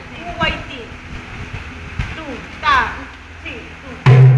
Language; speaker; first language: Spanish; native; Spanish